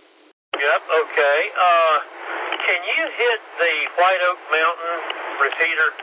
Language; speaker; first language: English; native; English